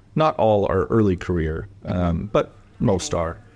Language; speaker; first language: English; native; English